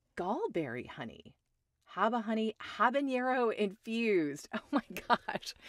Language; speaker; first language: English; native; English